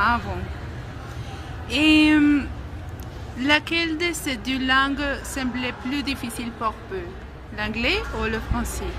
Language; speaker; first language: French; non-native, fluent; Spanish